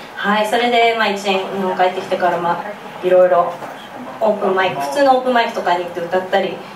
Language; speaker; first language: Japanese; native; Japanese